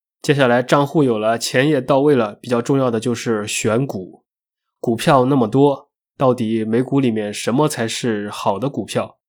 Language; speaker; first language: Chinese; native; Chinese